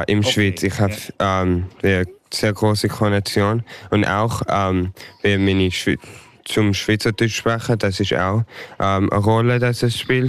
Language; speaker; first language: German; early bilingual, heritage; English